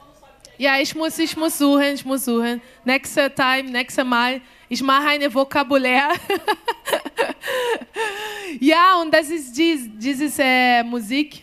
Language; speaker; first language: German; non-native, learner; Portuguese